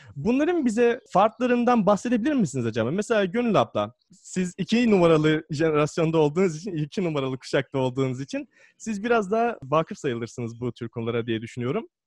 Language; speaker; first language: Turkish; native; Turkish